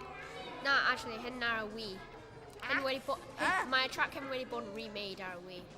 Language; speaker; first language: Welsh; non-native, local second language; English